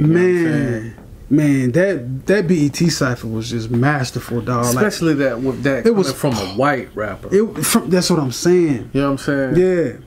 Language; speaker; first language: English; native; English